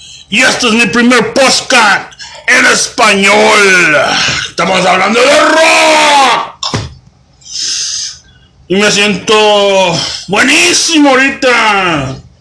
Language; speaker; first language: Spanish; native; Spanish